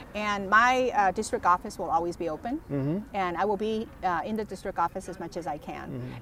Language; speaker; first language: English; early bilingual, other home language; Korean